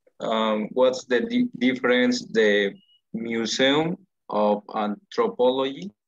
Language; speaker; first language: English; non-native, learner; Spanish